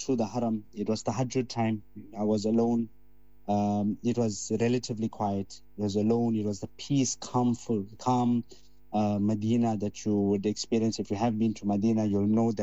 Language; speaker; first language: English; native; English